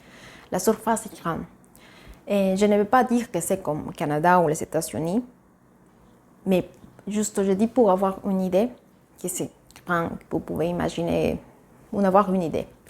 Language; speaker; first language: French; non-native, fluent; Spanish